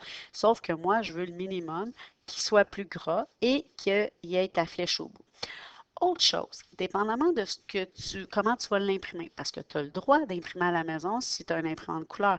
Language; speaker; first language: French; native; French